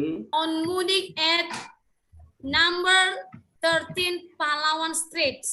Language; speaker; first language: English; non-native, learner; Indonesian